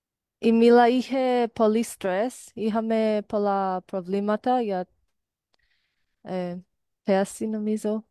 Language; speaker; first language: Greek; non-native, learner; English